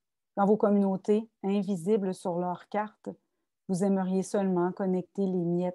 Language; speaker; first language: French; native; French